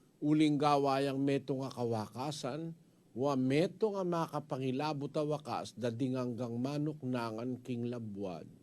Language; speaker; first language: Filipino; native; Filipino